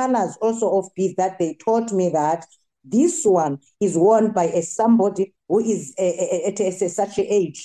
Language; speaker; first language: English; non-native, local second language; Xhosa